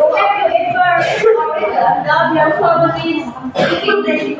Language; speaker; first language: English; non-native, learner; Indonesian